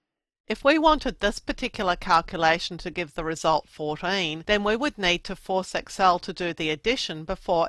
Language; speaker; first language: English; native; English